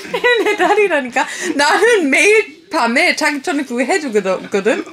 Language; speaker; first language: Korean; non-native, fluent; German